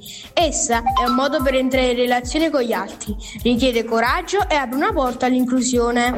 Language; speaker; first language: Italian; native; Italian